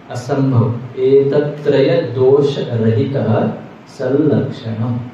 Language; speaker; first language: Hindi; non-native, local second language; Marathi